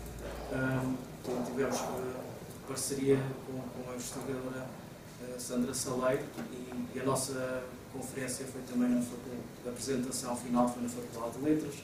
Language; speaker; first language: Portuguese; native; Portuguese